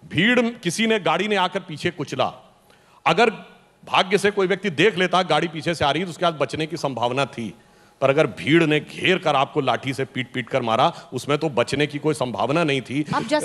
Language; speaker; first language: Hindi; native; Hindi